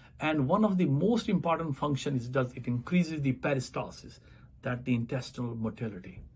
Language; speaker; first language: English; non-native, local second language; Punjabi